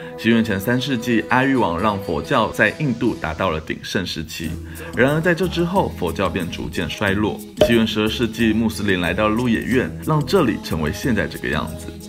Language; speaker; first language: Chinese; native; Chinese